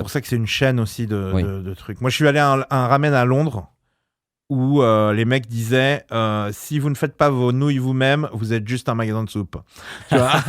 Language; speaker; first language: French; native; French